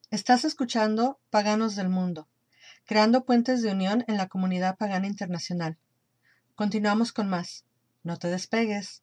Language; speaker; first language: Spanish; native; Spanish